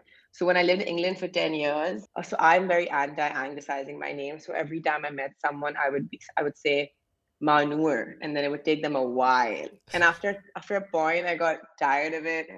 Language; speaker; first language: English; non-native, local second language; Urdu